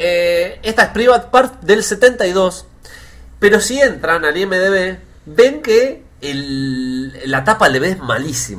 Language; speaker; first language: Spanish; native; Spanish